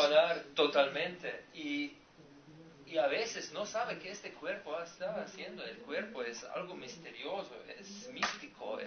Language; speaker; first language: Spanish; non-native, learner; Slovenian